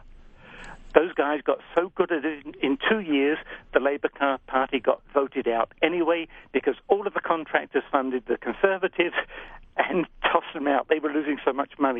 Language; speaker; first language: English; native; English